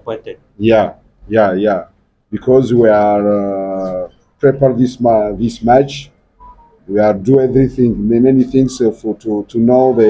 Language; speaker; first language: English; non-native, learner; French